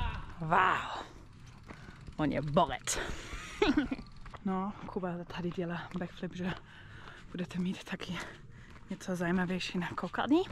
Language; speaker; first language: Czech; non-native, learner; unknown